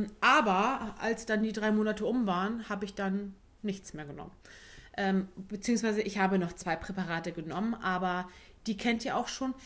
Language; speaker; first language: German; early bilingual, other home language; Turkish